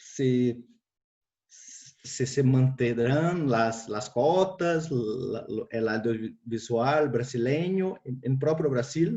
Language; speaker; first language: Spanish; non-native, fluent; Portuguese